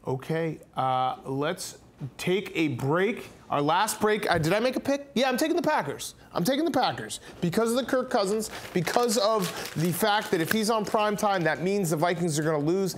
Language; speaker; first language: English; native; English